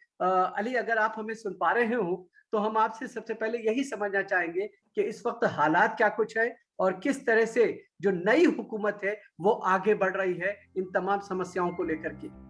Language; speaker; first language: Hindi; native; Hindi